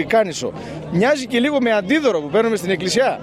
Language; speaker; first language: Greek; native; Greek